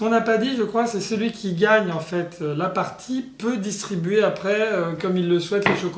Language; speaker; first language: French; native; French